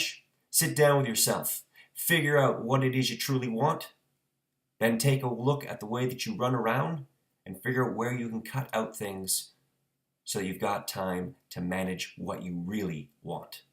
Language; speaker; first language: English; native; English